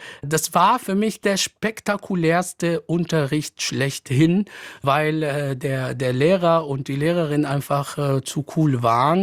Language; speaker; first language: German; non-native, fluent; Arabic